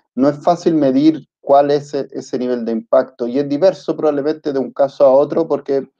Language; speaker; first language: Spanish; early bilingual, other home language; Italian